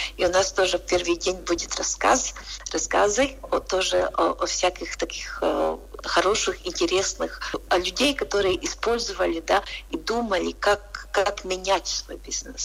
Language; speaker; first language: Russian; non-native, local second language; Latvian